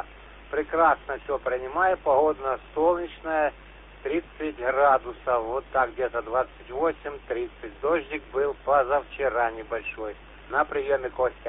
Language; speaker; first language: Russian; native; Russian